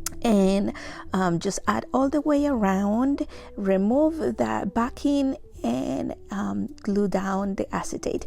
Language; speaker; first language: English; non-native, fluent; Spanish